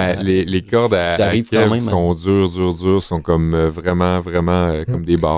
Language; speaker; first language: French; native; French